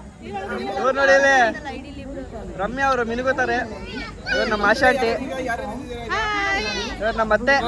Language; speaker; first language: Kannada; native; Kannada